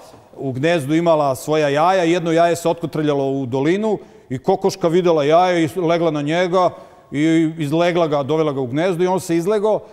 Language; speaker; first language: Serbian; native; Serbian